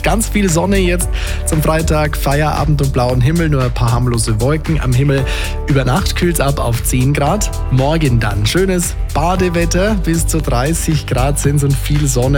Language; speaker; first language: German; native; German